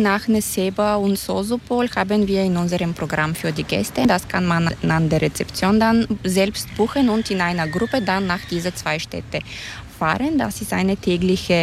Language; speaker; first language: German; non-native, fluent; Bulgarian